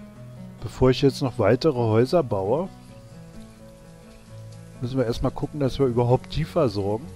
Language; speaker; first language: German; native; German